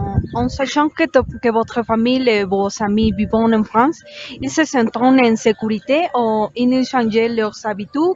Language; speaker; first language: French; non-native, learner; Spanish